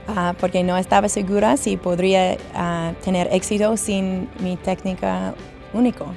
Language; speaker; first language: Spanish; non-native, learner; English